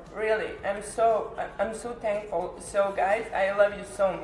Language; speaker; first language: English; non-native, learner; Serbian